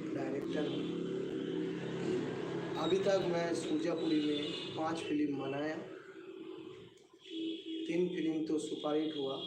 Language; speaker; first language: Hindi; non-native, local second language; Bangla